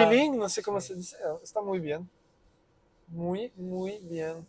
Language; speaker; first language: Spanish; non-native, learner; French